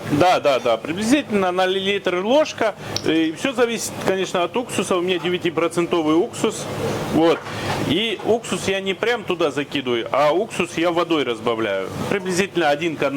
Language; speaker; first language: Russian; native; Russian